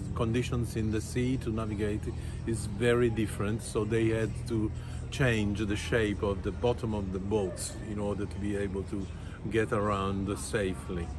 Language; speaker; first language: English; non-native, fluent; Italian